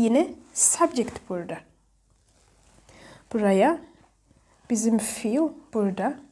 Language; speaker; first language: Turkish; non-native, fluent; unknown